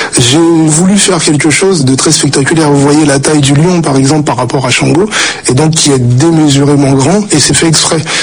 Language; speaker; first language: French; early bilingual, other home language; Haitian Creole